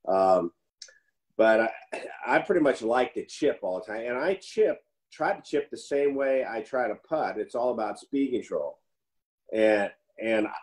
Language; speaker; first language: English; native; English